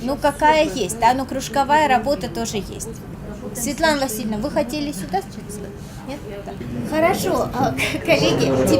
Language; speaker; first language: Russian; native; Russian